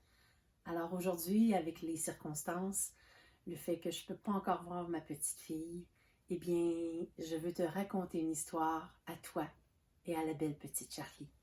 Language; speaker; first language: French; native; French